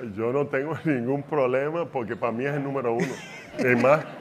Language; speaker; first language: Spanish; early bilingual, heritage; Spanish